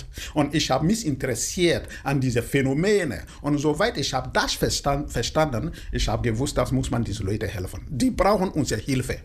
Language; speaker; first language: German; non-native, fluent; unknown